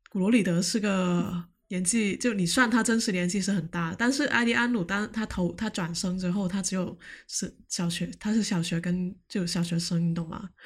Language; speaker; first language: Chinese; non-native, local second language; Cantonese